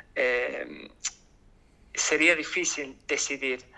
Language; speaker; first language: Spanish; non-native, fluent; English